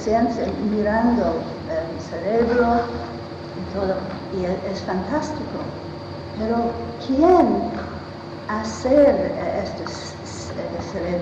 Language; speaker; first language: Spanish; non-native, learner; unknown